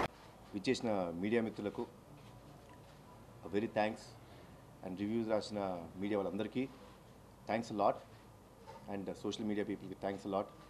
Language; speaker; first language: Telugu; native; Telugu